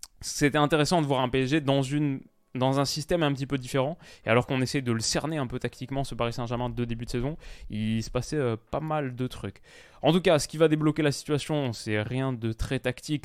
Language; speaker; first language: French; native; French